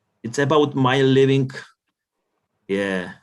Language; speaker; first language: English; non-native, learner; Czech